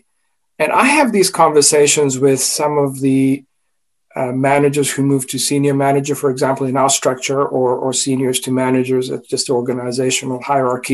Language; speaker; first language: English; non-native, fluent; Greek